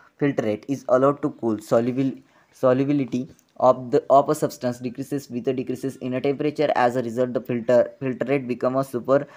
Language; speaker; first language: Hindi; non-native, local second language; Marathi